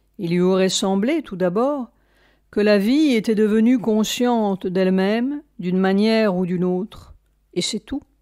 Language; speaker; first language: French; native; French